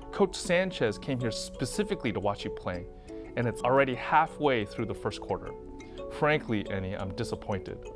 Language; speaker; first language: English; native; English